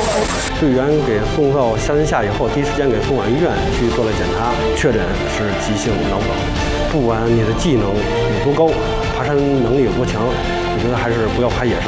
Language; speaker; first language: Chinese; native; Chinese